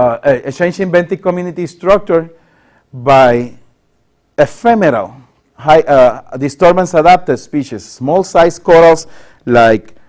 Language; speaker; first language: English; non-native, local second language; Spanish